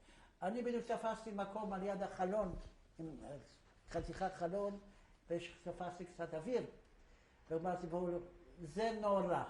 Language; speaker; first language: Hebrew; non-native, fluent; Polish